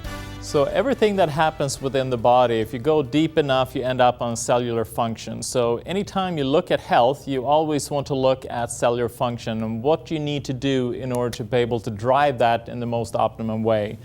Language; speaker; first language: English; non-native, fluent; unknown